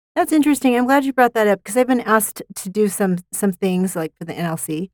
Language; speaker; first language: English; native; English